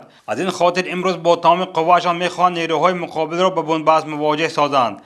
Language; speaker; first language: Persian; native; Persian